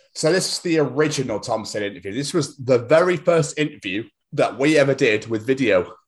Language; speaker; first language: English; native; English